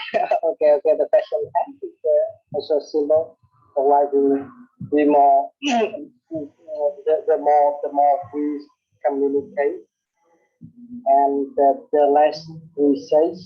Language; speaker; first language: English; non-native, learner; Vietnamese